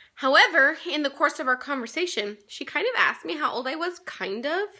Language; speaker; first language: English; native; English